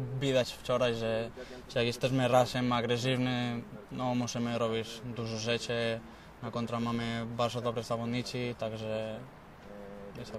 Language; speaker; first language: Polish; non-native, learner; Spanish